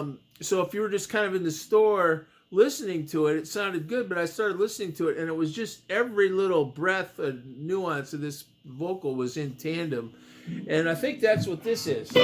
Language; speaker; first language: English; native; English